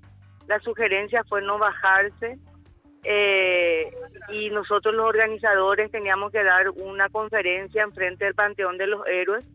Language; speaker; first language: Spanish; native; Spanish